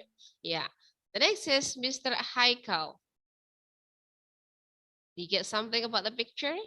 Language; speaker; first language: English; non-native, fluent; Indonesian